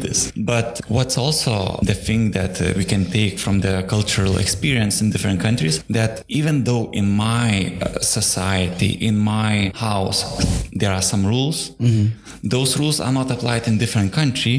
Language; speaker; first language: English; non-native, fluent; Lithuanian